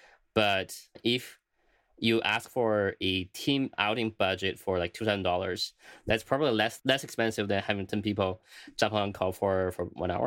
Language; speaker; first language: English; non-native, fluent; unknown